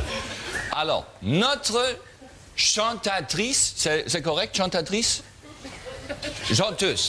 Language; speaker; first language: French; non-native, learner; German